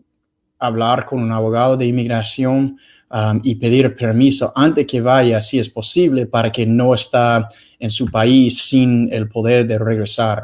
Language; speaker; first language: Spanish; non-native, fluent; English